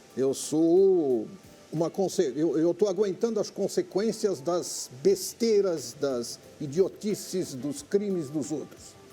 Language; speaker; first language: Portuguese; native; Portuguese